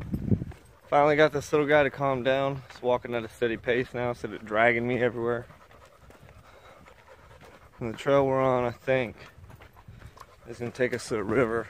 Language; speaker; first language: English; native; English